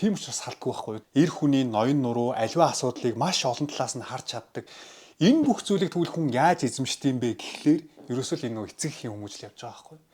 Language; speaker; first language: Mongolian; early bilingual, heritage; Mongolian